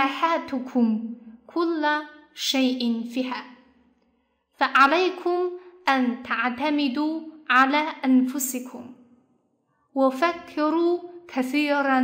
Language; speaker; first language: Arabic; non-native, fluent; Chinese